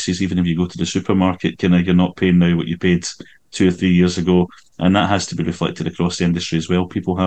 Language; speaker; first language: English; native; English